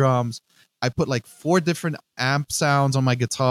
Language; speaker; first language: English; non-native, fluent; Greek